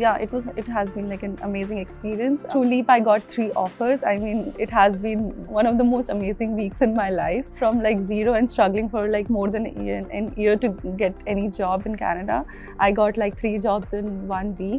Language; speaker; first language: English; non-native, local second language; Hindi